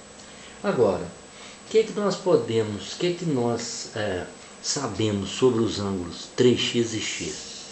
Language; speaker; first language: Portuguese; native; Portuguese